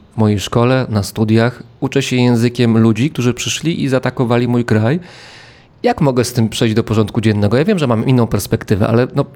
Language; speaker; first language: Polish; native; Polish